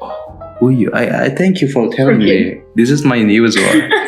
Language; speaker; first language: English; non-native, learner; Indonesian